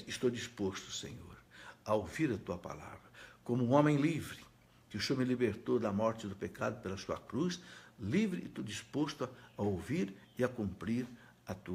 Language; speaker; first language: Portuguese; native; Portuguese